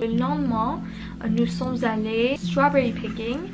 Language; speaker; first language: French; non-native, learner; Spanish